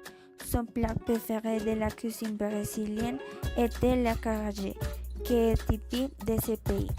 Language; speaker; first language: French; non-native, learner; Spanish